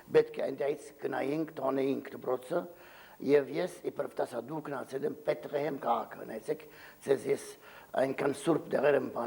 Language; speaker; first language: Armenian; early bilingual, heritage; Armenian